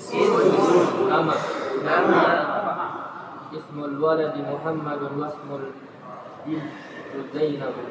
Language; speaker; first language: Arabic; non-native, learner; Indonesian